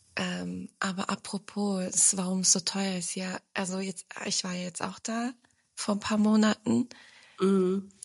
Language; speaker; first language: German; early bilingual, other home language; Turkish